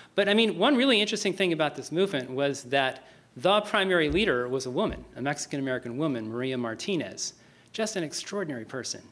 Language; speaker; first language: English; native; English